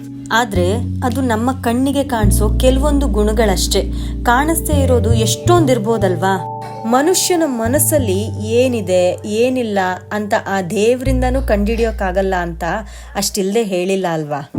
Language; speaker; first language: Kannada; native; Kannada